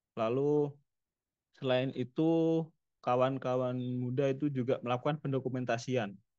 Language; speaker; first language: Indonesian; non-native, local second language; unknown